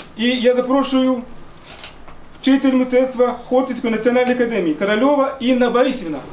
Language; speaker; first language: Ukrainian; non-native, fluent; Arabic